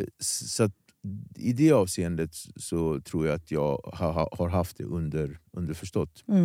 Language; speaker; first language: Swedish; early bilingual, other home language; Kabuverdianu